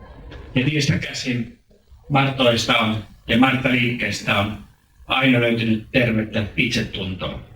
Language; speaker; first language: Finnish; native; Finnish